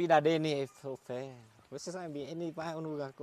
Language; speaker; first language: Portuguese; non-native, learner; Vietnamese